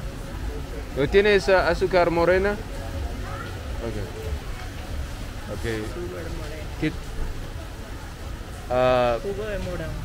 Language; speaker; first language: Spanish; non-native, learner; English